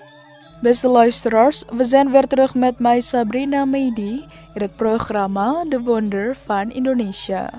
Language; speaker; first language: Dutch; non-native, learner; Indonesian